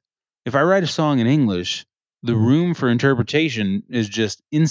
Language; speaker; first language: English; early bilingual, other home language; French